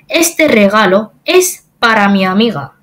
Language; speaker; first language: Spanish; non-native, fluent; Bangla